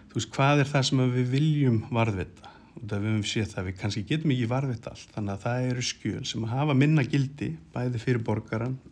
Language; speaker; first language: Icelandic; native; Icelandic